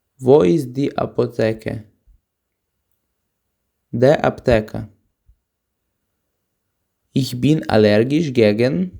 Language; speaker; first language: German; non-native, fluent; Ukrainian